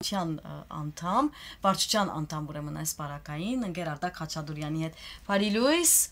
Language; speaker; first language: Armenian; early bilingual, heritage; Armenian